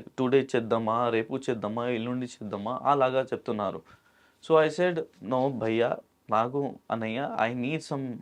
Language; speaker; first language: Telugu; non-native, local second language; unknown